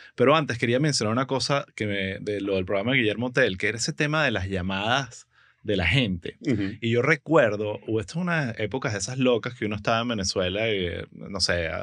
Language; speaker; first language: Spanish; native; Spanish